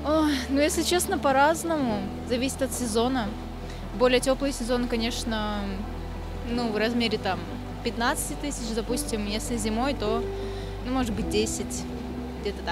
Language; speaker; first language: Russian; native; Russian